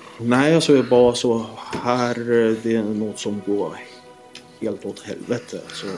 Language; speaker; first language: Swedish; non-native, fluent; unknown